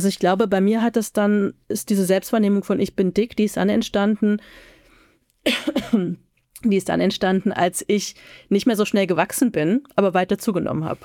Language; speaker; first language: German; native; German